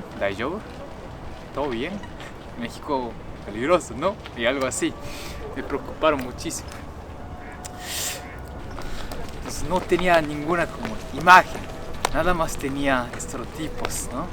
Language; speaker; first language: Spanish; non-native, fluent; Japanese